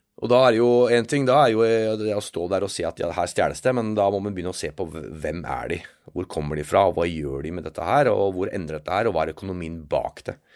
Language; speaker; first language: Norwegian; native; Norwegian